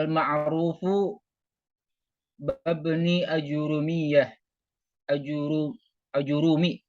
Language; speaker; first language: Arabic; non-native, learner; Indonesian